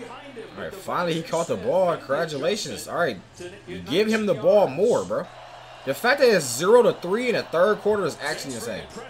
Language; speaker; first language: English; native; English